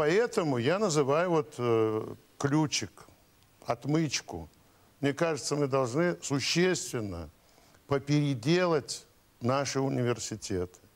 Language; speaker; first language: Russian; native; Russian